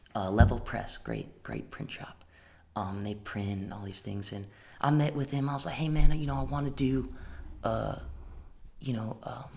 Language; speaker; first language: English; native; English